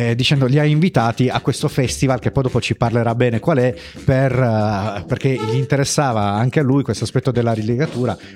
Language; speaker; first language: Italian; native; Italian